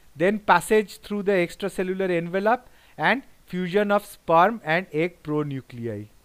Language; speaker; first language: English; non-native, local second language; Bangla